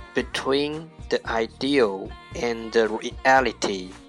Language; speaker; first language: English; non-native, fluent; Chinese